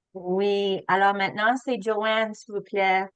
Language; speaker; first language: French; non-native, learner; English